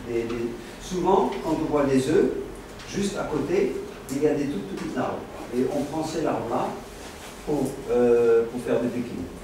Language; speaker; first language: French; non-native, fluent; Dutch